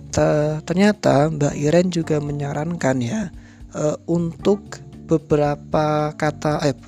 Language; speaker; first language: Indonesian; non-native, local second language; Javanese